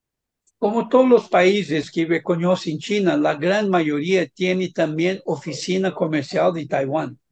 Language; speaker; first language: Spanish; non-native, fluent; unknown